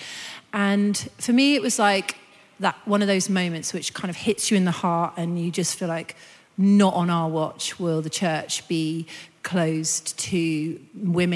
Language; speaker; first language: English; native; English